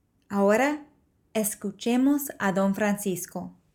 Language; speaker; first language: Spanish; non-native, fluent; English